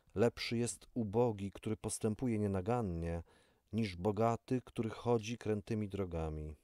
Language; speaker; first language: Polish; native; Polish